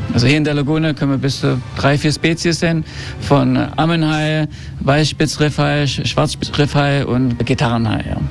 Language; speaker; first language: German; early bilingual, heritage; German